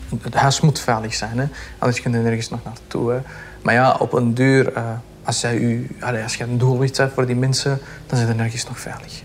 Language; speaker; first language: Dutch; early bilingual, other home language; Pashto